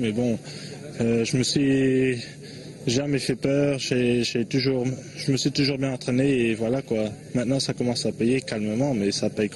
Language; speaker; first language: French; native; French